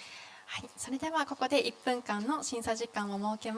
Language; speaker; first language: Japanese; native; Japanese